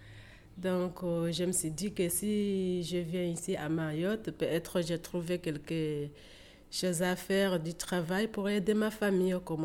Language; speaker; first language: French; non-native, local second language; Comorian